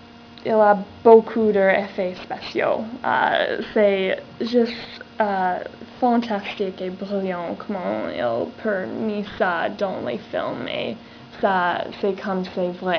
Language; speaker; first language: French; non-native, learner; English